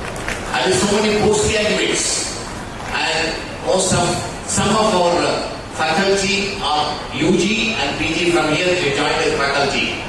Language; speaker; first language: English; non-native, local second language; Telugu